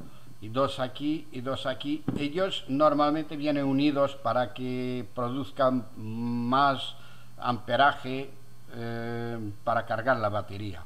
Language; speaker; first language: Spanish; non-native, fluent; Portuguese